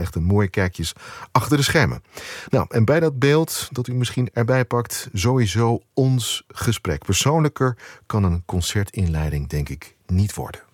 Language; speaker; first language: Dutch; native; Dutch